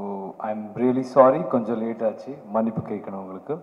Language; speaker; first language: Tamil; non-native, learner; Kannada